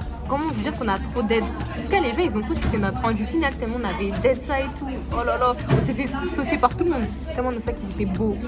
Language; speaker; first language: French; native; French